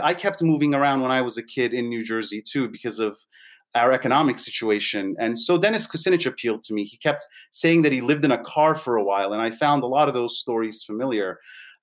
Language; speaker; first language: English; native; English